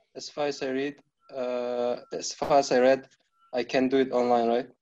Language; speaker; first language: English; non-native, fluent; Kazakh